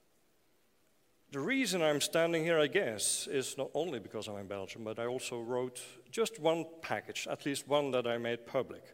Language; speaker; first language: English; non-native, fluent; Dutch